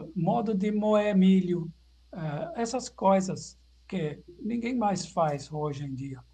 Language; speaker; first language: Portuguese; non-native, fluent; Dutch